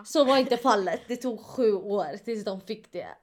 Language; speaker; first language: Swedish; early bilingual, other home language; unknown